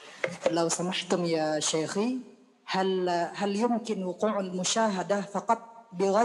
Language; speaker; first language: Arabic; non-native, fluent; Indonesian